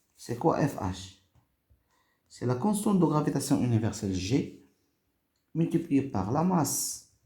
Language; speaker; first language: French; non-native, local second language; Arabic